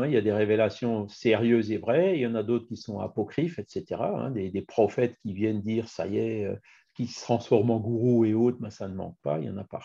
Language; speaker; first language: French; native; French